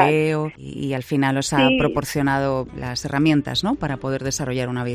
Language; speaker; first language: Spanish; native; Spanish